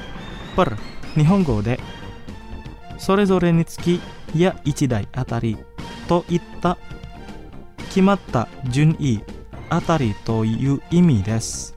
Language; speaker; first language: Japanese; non-native, fluent; Indonesian